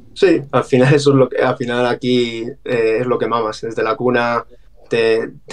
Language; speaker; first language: Spanish; native; Spanish